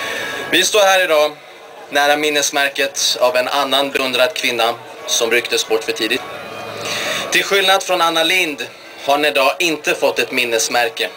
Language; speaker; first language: Swedish; early bilingual, other home language; Persian